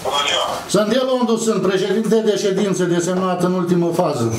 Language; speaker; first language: Romanian; native; Romanian